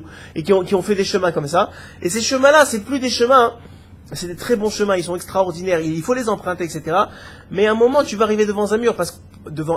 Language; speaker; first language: French; native; French